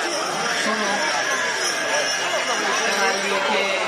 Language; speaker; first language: Italian; native; Italian